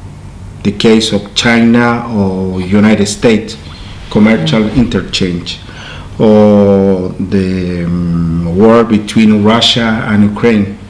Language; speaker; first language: English; non-native, learner; Spanish